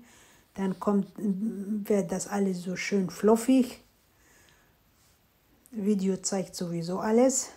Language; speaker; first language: German; non-native, fluent; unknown